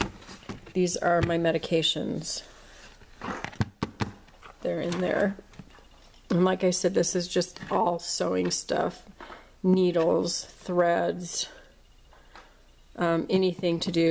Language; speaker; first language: English; native; English